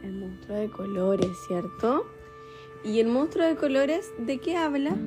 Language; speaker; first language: Spanish; native; Spanish